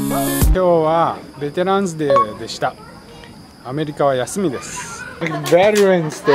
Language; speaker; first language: Japanese; native; Japanese